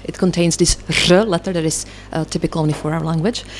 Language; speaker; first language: English; non-native, fluent; Czech